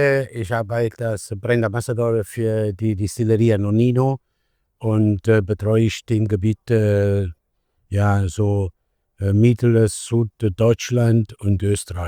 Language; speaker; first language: German; non-native, fluent; Italian